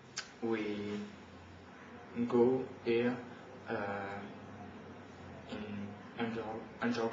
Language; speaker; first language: English; non-native, learner; French